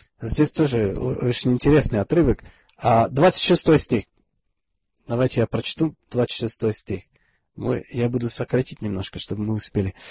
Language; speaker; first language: Russian; non-native, fluent; English